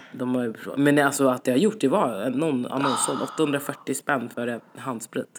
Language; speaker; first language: Swedish; native; Swedish